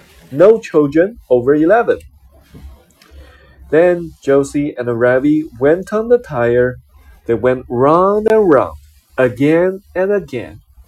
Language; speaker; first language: English; non-native, fluent; Chinese